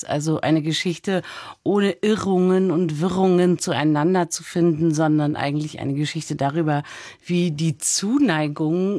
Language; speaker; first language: German; native; German